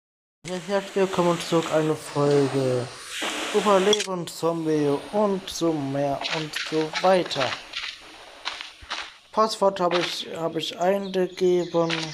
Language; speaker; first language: German; non-native, learner; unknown